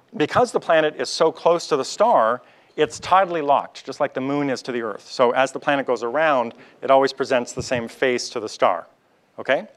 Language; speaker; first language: English; native; English